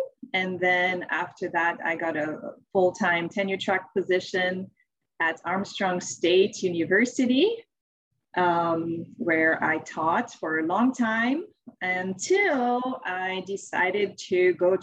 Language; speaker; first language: English; non-native, fluent; French